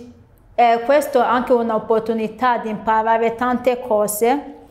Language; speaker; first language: Italian; non-native, learner; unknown